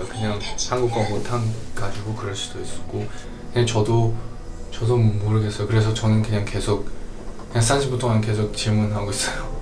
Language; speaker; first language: Korean; non-native, learner; Chinese